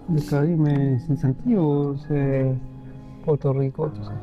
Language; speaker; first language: French; non-native, fluent; Spanish